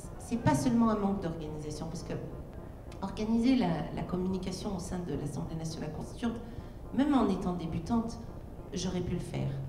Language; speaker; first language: French; native; French